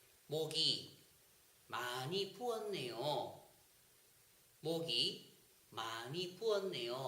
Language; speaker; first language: Korean; non-native, fluent; Chinese